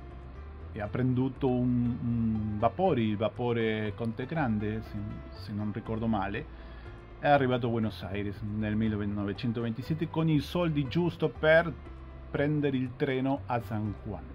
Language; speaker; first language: Italian; non-native, fluent; Spanish